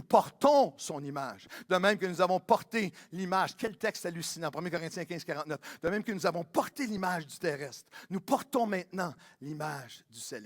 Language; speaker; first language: French; native; French